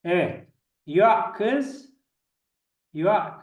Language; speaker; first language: Turkish; non-native, learner; Chechen